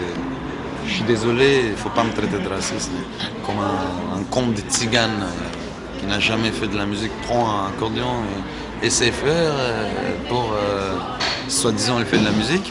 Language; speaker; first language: French; non-native, fluent; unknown